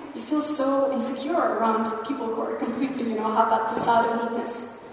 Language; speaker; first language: English; non-native, fluent; Russian